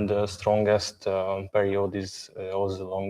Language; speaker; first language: English; non-native, learner; Hungarian